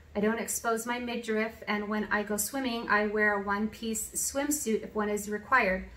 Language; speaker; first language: English; native; English